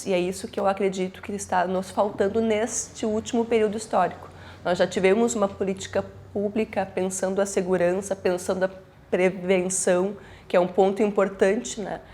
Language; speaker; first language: Portuguese; native; Portuguese